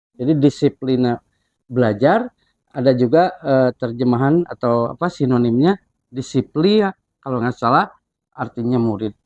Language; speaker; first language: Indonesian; non-native, local second language; Sundanese